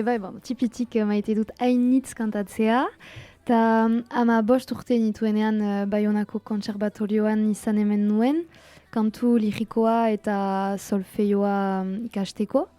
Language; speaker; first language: Basque; non-native, local second language; French